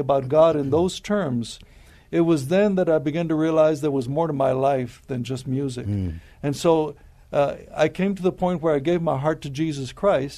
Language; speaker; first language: English; native; English